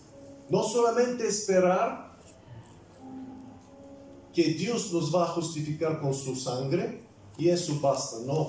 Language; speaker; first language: Spanish; non-native, fluent; Bulgarian